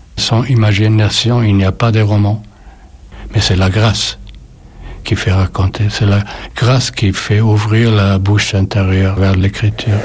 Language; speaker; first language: French; non-native, fluent; German